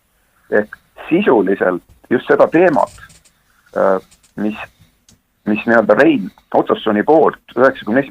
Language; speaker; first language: Estonian; native; Estonian